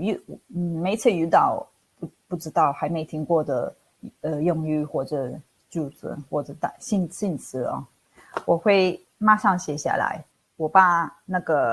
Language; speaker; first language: Chinese; non-native, fluent; Italian